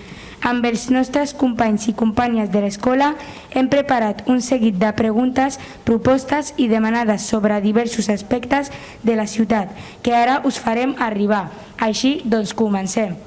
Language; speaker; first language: Catalan; non-native, local second language; Spanish